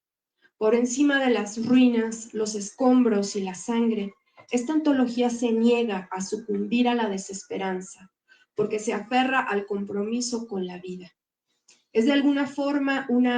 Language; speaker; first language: Spanish; native; Spanish